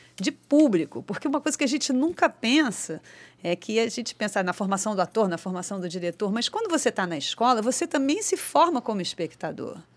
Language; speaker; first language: Portuguese; native; Portuguese